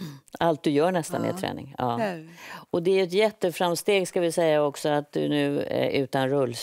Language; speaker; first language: Swedish; native; Swedish